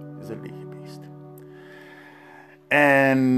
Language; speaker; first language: Dutch; non-native, learner; Portuguese